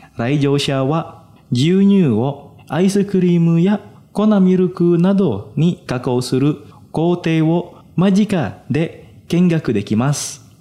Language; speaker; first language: Japanese; non-native, fluent; Indonesian